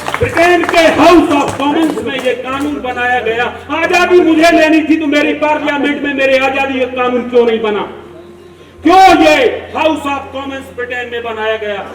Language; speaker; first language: Hindi; native; Hindi